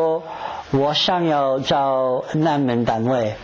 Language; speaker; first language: Chinese; non-native, fluent; English